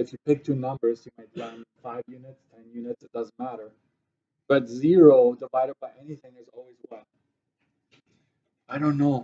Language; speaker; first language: English; native; English